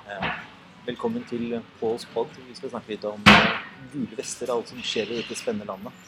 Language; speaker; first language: Norwegian; native; Norwegian